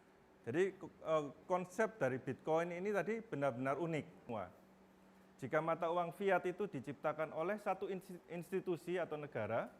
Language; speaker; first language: Indonesian; native; Indonesian